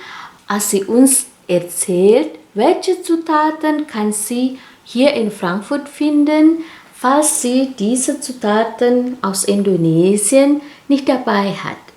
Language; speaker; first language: German; non-native, fluent; Indonesian